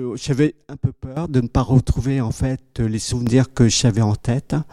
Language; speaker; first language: French; early bilingual, other home language; Khmer